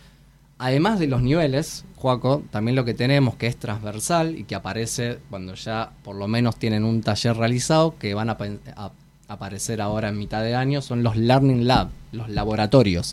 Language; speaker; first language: Spanish; native; Spanish